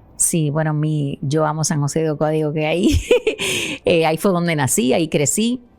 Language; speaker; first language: Spanish; native; Spanish